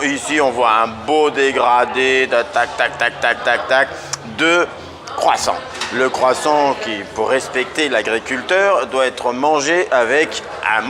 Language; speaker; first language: French; native; French